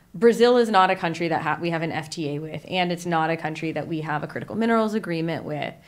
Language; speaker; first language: English; native; English